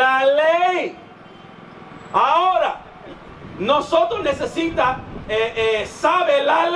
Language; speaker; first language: Spanish; non-native, learner; English